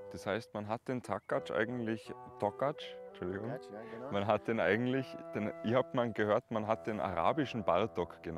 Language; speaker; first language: German; native; German